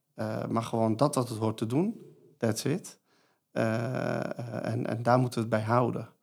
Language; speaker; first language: Dutch; non-native, fluent; Persian